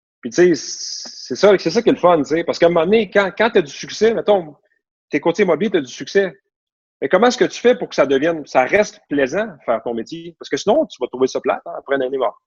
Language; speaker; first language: French; native; French